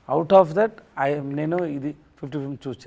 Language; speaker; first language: Telugu; non-native, learner; Tamil